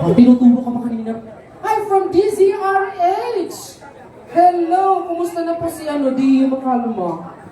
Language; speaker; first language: Filipino; native; Filipino